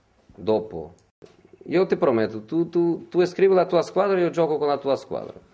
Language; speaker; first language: Italian; non-native, fluent; Portuguese